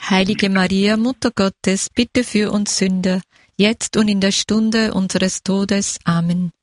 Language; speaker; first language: German; native; German